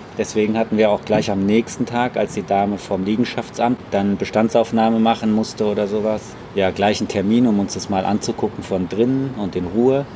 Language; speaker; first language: German; native; German